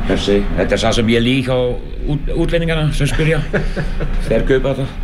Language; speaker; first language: Icelandic; non-native, fluent; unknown